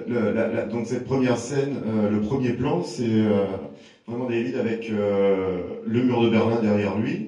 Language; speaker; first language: French; native; French